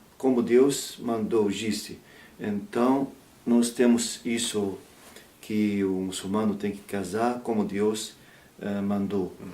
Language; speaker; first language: Portuguese; non-native, learner; Arabic